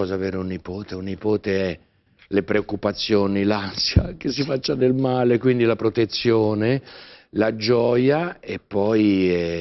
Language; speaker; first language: Italian; native; Italian